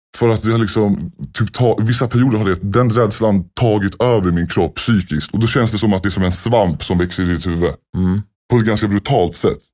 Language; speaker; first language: Swedish; native; Swedish